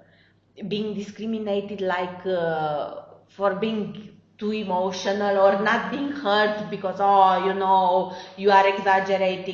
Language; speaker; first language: English; non-native, fluent; Romanian